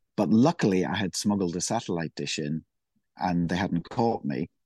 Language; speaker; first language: English; native; English